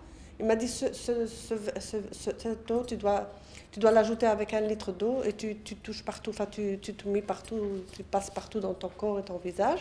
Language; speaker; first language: French; non-native, local second language; Arabic